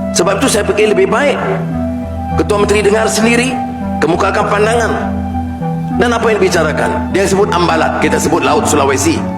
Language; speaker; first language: Malay; native; Malay